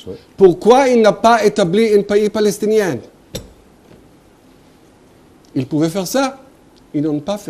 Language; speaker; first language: French; non-native, fluent; Hebrew